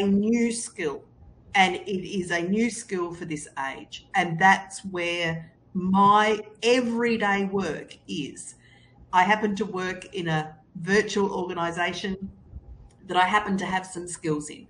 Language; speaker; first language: English; native; English